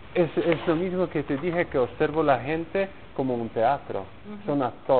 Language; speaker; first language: Spanish; non-native, learner; Polish